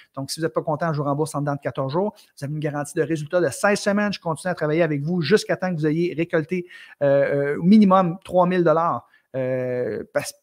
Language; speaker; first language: French; native; French